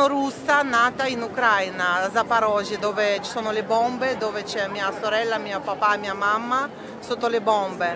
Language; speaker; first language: Italian; non-native, fluent; Russian